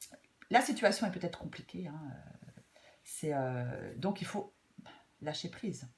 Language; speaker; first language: French; native; French